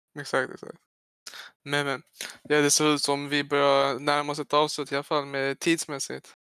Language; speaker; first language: Swedish; early bilingual, other home language; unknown